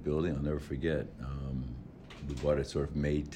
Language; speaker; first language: English; native; English